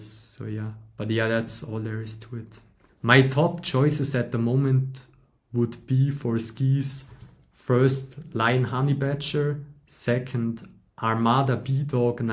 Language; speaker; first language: English; non-native, fluent; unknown